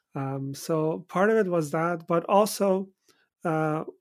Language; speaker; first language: English; early bilingual, other home language; Persian